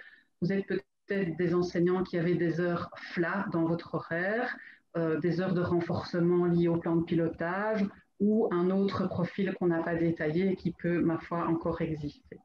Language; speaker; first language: French; native; French